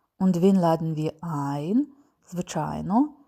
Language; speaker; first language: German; non-native, fluent; Ukrainian